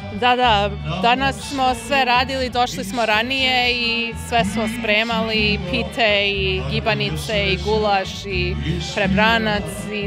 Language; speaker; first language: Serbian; early bilingual, heritage; Serbian